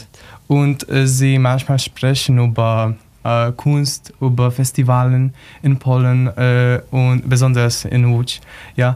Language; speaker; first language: German; non-native, learner; Polish